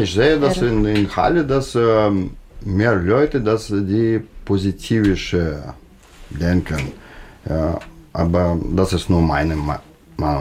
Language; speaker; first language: German; non-native, learner; Russian